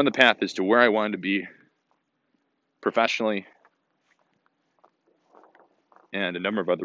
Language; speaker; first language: English; native; English